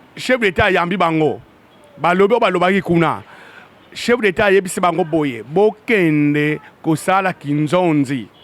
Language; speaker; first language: Lingala; non-native, local second language; Kongo